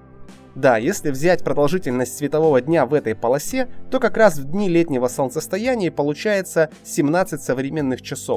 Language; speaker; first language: Russian; native; Russian